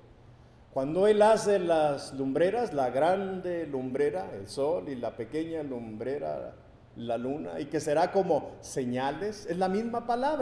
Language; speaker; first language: Spanish; native; Spanish